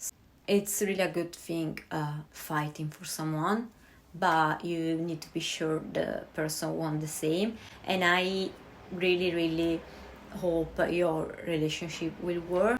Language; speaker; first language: English; non-native, fluent; Italian